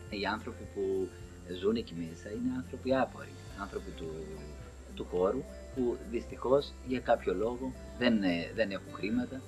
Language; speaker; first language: Greek; native; Greek